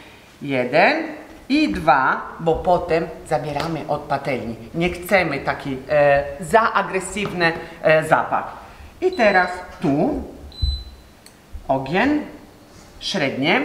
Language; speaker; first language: Polish; non-native, learner; Italian